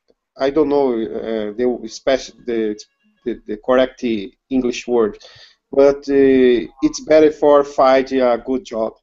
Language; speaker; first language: English; non-native, learner; Portuguese